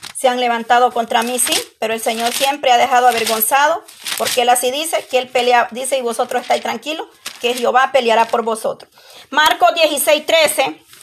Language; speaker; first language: Spanish; native; Spanish